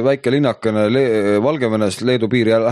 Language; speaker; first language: Estonian; non-native, fluent; Russian